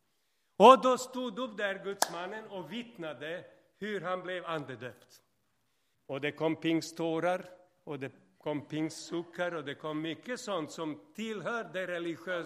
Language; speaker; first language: Swedish; non-native, fluent; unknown